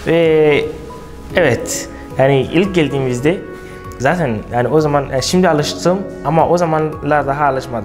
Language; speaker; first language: Turkish; non-native, fluent; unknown